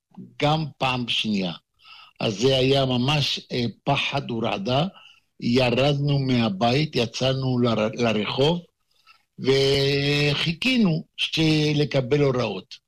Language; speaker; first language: Hebrew; non-native, fluent; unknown